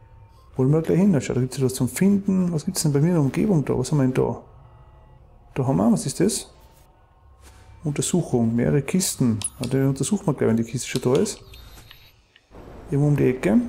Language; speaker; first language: German; native; German